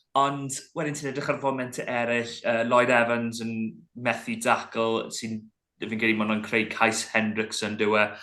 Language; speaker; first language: Welsh; native; Welsh